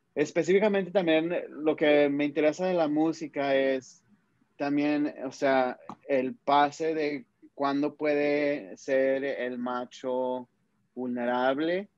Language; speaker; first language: Spanish; early bilingual, heritage; Spanish